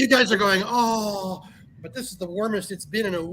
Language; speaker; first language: English; native; English